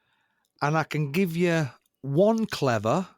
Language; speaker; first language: English; native; English